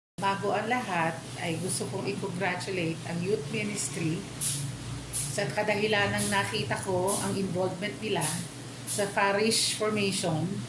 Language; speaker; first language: Filipino; native; Filipino